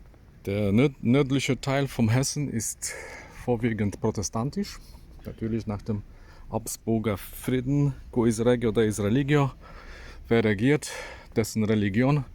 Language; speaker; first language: German; non-native, fluent; Polish